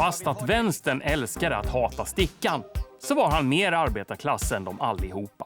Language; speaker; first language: Swedish; native; Swedish